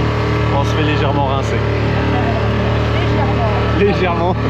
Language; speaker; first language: French; native; French